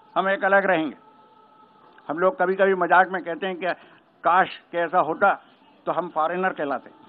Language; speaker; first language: Hindi; native; Hindi